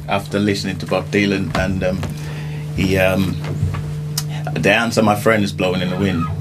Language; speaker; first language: English; non-native, local second language; Yoruba